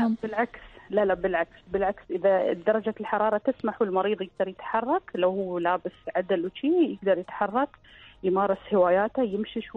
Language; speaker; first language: Arabic; native; Arabic